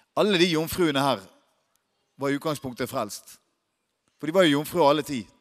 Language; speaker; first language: Norwegian; native; Norwegian